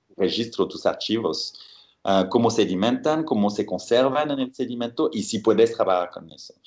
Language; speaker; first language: Spanish; non-native, fluent; French